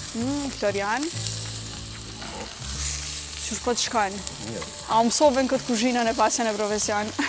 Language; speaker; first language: Albanian; native; Albanian